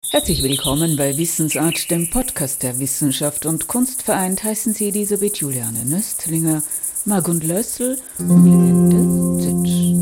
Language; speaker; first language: German; native; German